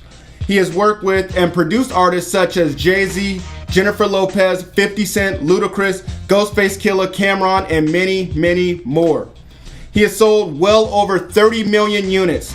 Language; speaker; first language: English; native; English